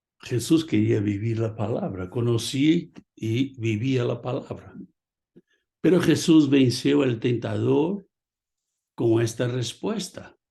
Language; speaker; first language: Spanish; non-native, fluent; Portuguese